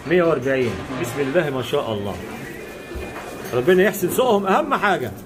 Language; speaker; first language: Arabic; native; Arabic